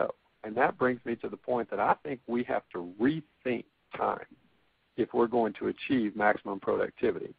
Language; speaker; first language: English; native; English